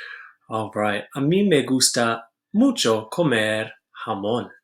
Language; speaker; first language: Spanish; non-native, fluent; English